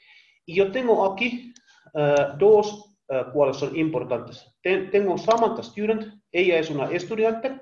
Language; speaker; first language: Spanish; non-native, learner; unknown